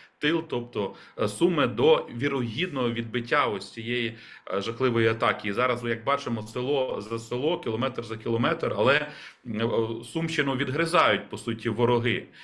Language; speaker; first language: Ukrainian; native; Ukrainian